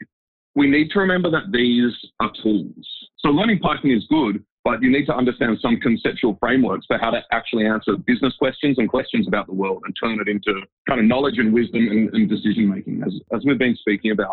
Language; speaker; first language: English; native; English